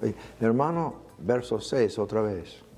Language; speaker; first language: Spanish; non-native, fluent; English